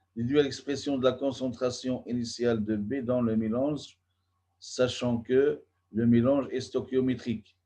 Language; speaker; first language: French; non-native, local second language; Arabic